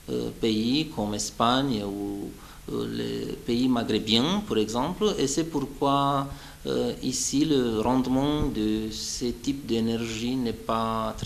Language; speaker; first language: French; non-native, fluent; Romanian